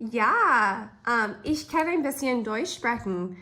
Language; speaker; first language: German; non-native, learner; Ukrainian